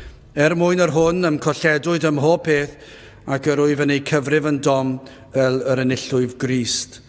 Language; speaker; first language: Welsh; native; Welsh